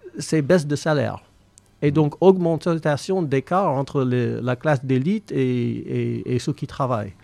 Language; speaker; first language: French; non-native, fluent; English